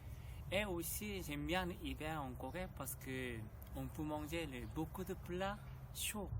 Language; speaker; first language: French; non-native, learner; Korean